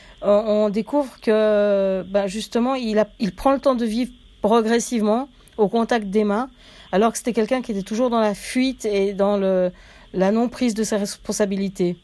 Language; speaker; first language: French; native; French